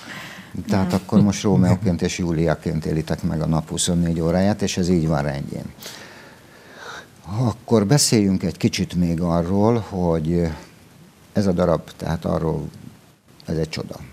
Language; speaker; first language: Hungarian; native; Hungarian